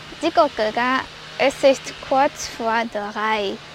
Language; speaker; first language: German; non-native, fluent; Japanese